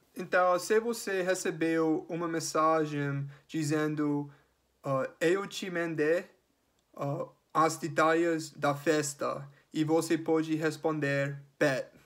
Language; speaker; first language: Portuguese; non-native, learner; English